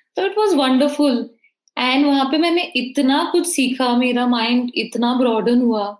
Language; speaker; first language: Hindi; native; Hindi